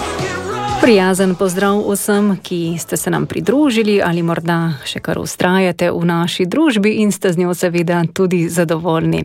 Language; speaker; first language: Slovenian; native; Slovenian